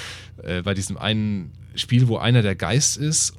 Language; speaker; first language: German; native; German